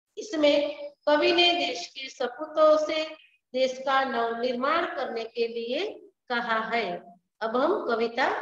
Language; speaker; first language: Hindi; non-native, local second language; Gujarati